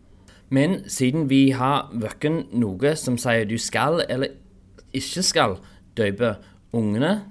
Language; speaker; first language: Norwegian; non-native, fluent; English